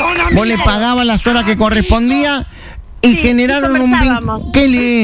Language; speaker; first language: Spanish; native; Spanish